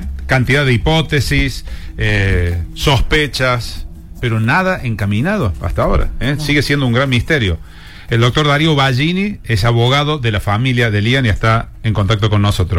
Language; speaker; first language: Spanish; native; Spanish